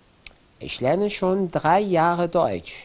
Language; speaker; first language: German; non-native, fluent; Arabic